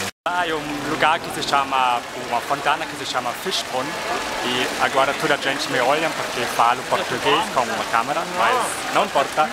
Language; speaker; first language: Portuguese; non-native, fluent; German